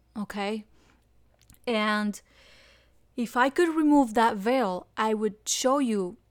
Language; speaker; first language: English; non-native, fluent; Spanish